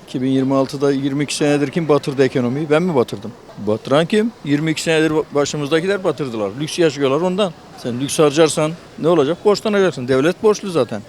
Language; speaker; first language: Turkish; native; Turkish